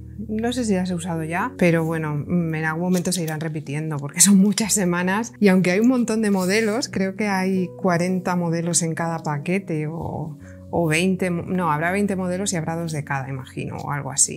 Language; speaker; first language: Spanish; native; Spanish